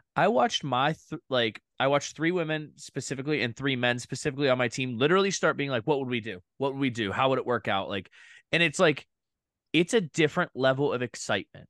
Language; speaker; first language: English; native; English